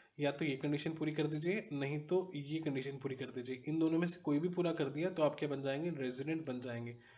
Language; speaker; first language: Hindi; native; Hindi